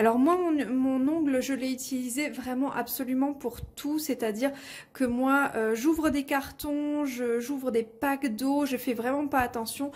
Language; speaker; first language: French; native; French